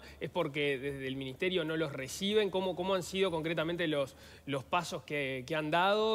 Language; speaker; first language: Spanish; native; Spanish